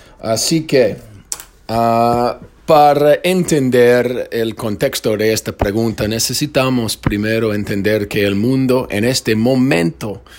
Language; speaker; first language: Spanish; non-native, fluent; English